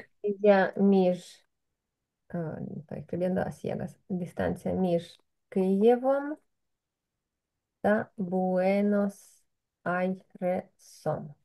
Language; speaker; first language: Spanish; non-native, fluent; Ukrainian